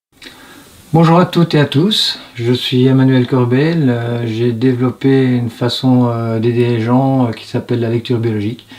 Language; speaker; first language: French; native; French